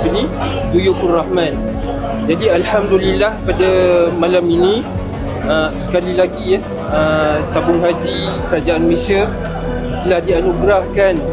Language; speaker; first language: Malay; native; Malay